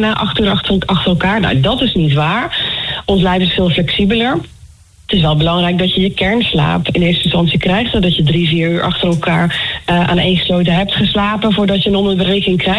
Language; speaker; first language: Dutch; native; Dutch